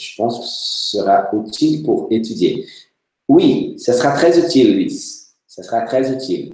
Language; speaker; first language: French; non-native, fluent; Portuguese